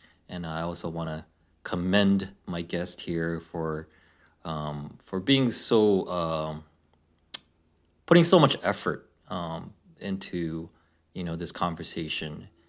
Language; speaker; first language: English; early bilingual, other home language; Korean